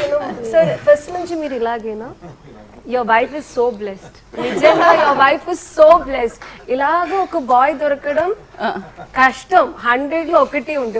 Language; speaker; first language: Telugu; non-native, fluent; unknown